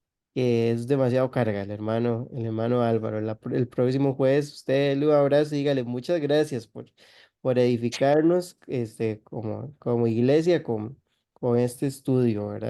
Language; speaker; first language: Spanish; native; Spanish